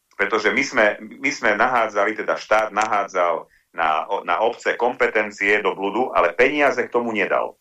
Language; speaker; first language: Slovak; non-native, local second language; Hungarian